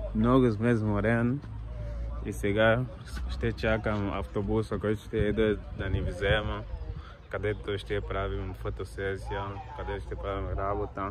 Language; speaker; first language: Bulgarian; non-native, learner; Portuguese